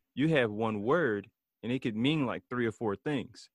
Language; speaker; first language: English; native; English